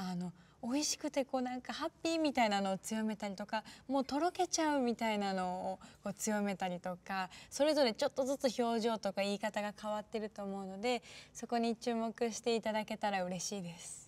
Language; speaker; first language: Japanese; native; Japanese